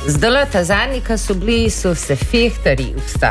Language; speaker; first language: Slovenian; early bilingual, heritage; Slovenian